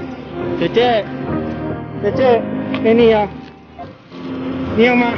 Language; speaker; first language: Chinese; non-native, learner; Filipino